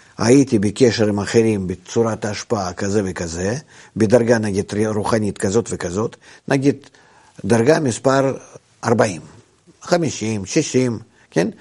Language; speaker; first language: Hebrew; non-native, fluent; Russian